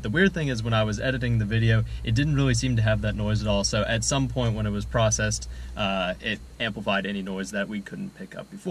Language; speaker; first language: English; native; English